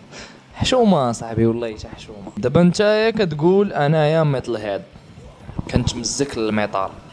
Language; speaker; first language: Arabic; native; Arabic